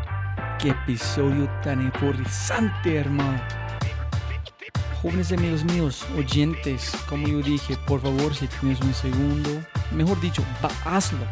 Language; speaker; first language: Spanish; non-native, fluent; English